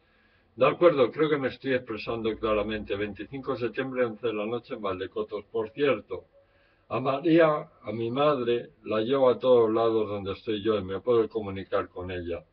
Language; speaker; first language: Spanish; native; Spanish